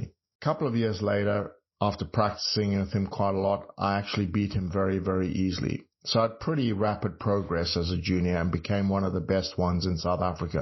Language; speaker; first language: English; native; English